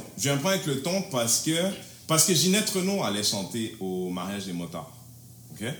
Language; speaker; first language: French; native; French